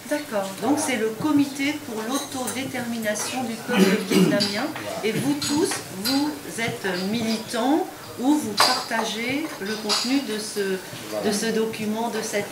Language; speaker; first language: French; native; French